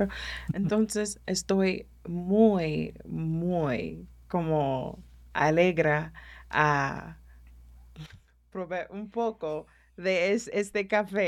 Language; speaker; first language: Spanish; early bilingual, heritage; Spanish